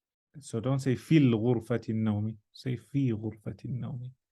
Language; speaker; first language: Arabic; non-native, fluent; English